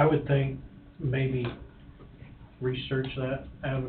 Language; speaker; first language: English; native; English